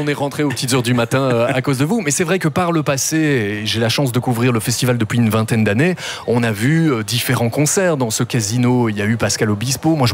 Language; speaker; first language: French; native; French